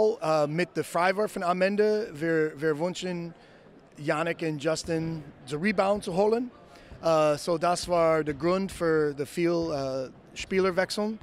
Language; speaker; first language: German; non-native, learner; English